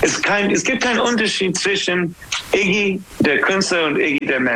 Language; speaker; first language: German; non-native, fluent; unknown